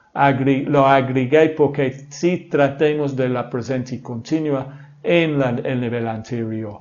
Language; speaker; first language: Spanish; non-native, fluent; English